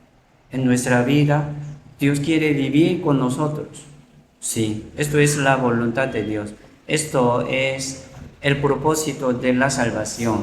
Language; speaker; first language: Spanish; non-native, learner; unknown